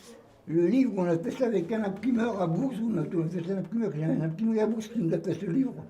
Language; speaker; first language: French; native; French